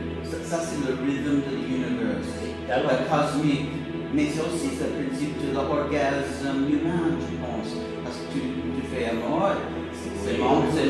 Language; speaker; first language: French; non-native, learner; English